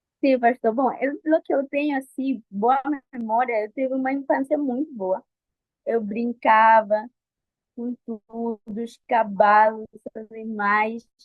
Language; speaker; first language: Portuguese; non-native, fluent; Spanish